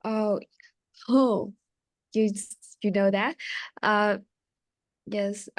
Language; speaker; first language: English; non-native, learner; Vietnamese